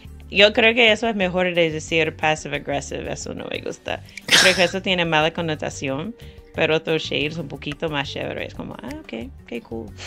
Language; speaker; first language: Spanish; non-native, fluent; English